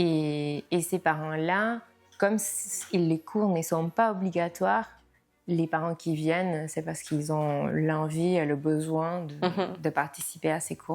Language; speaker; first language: French; non-native, fluent; Spanish